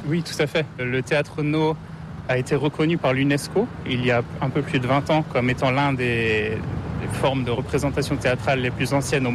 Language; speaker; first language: French; native; French